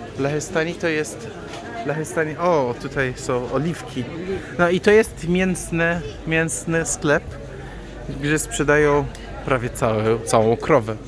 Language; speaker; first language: Polish; non-native, fluent; Persian